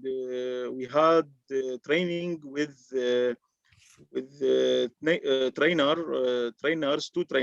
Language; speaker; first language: English; non-native, learner; Arabic